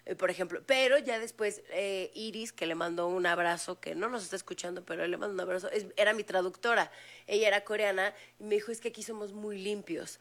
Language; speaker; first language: Spanish; native; Spanish